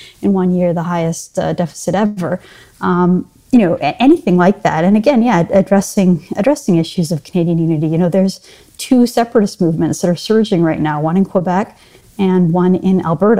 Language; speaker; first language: English; native; English